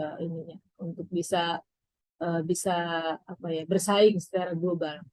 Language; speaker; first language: Indonesian; native; Indonesian